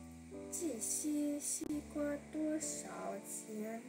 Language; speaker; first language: Chinese; non-native, learner; English